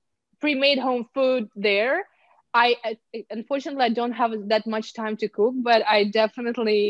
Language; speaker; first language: English; non-native, fluent; Ukrainian